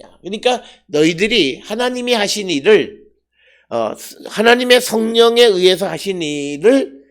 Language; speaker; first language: Korean; native; Korean